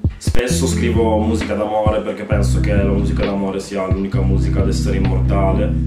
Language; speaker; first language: Italian; early bilingual, heritage; Italian